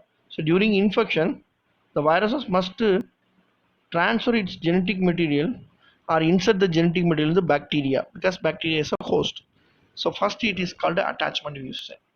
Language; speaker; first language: English; non-native, local second language; Tamil